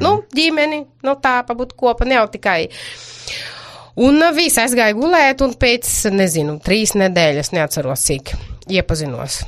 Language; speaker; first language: Latvian; non-native, fluent; Portuguese